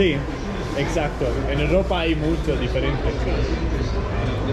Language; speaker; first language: Spanish; non-native, learner; Danish